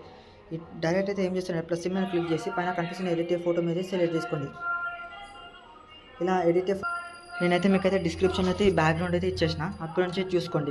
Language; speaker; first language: Telugu; native; Telugu